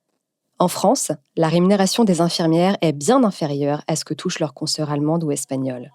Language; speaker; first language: French; native; French